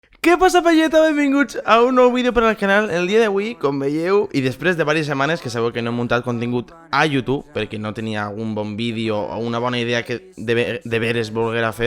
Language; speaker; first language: Catalan; native; Catalan